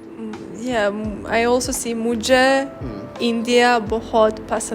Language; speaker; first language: Hindi; non-native, learner; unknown